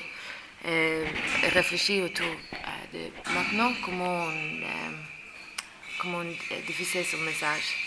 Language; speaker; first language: French; non-native, learner; Norwegian